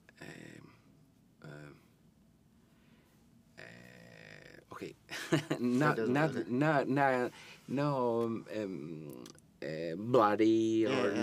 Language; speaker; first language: English; non-native, learner; Italian